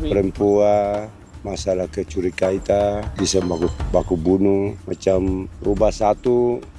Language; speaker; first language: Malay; non-native, local second language; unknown